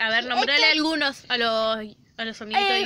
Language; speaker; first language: Spanish; native; Spanish